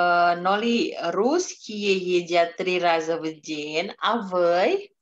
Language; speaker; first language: Russian; non-native, fluent; Indonesian